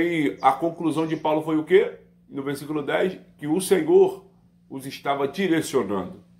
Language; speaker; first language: Portuguese; native; Portuguese